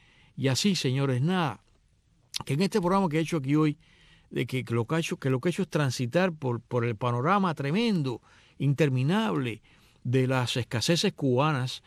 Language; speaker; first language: Spanish; native; Spanish